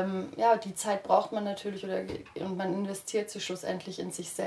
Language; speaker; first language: German; native; German